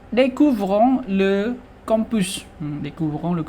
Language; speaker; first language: French; non-native, fluent; Khmer